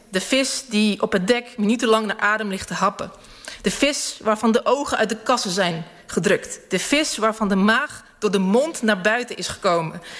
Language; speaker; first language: Dutch; early bilingual, other home language; Serbian